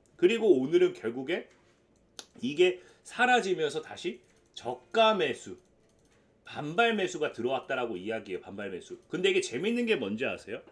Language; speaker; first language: Korean; native; Korean